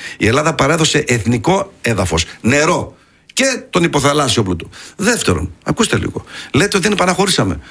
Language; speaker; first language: Greek; early bilingual, heritage; Greek